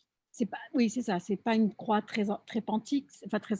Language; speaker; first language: French; native; French